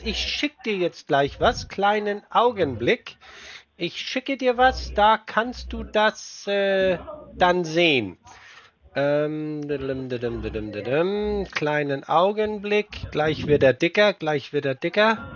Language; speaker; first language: German; native; German